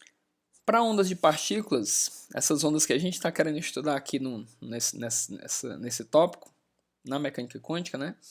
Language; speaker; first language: Portuguese; native; Portuguese